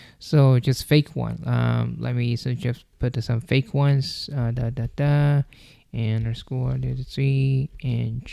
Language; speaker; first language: English; non-native, fluent; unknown